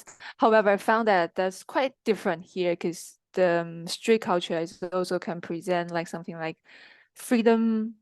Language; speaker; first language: English; non-native, fluent; Chinese